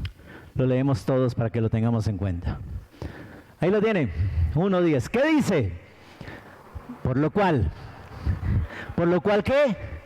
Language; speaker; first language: Spanish; native; Spanish